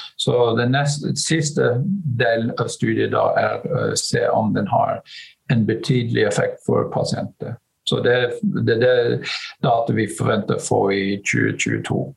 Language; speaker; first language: Norwegian; non-native, fluent; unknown